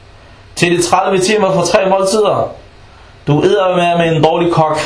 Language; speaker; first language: Danish; early bilingual, other home language; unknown